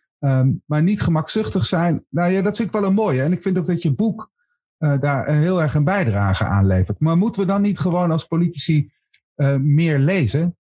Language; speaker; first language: Dutch; native; Dutch